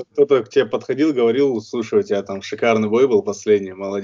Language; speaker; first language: Russian; native; Russian